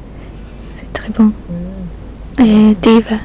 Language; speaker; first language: French; non-native, learner; English